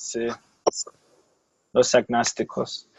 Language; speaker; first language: Spanish; non-native, fluent; English